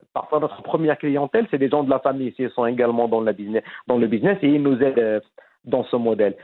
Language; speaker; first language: French; non-native, fluent; Arabic